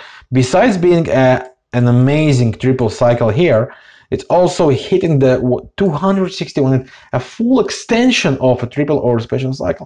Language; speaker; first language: English; non-native, fluent; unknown